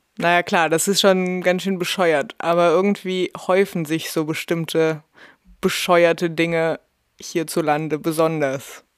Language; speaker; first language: German; early bilingual, other home language; Russian